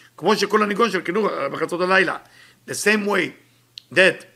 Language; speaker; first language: English; non-native, fluent; Hebrew